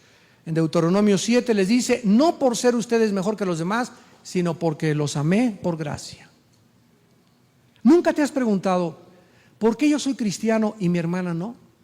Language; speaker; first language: Spanish; native; Spanish